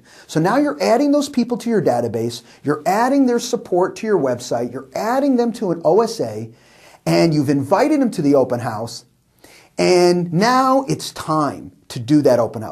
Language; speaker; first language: English; native; English